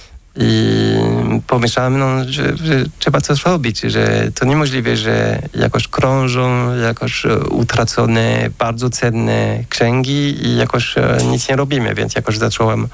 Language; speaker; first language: Polish; non-native, fluent; French